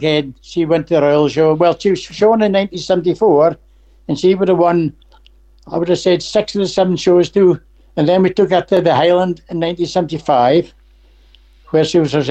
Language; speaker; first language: English; native; English